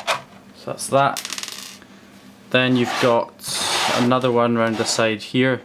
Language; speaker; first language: English; native; English